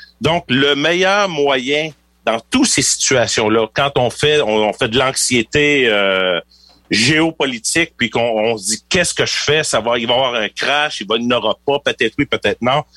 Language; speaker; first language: French; native; French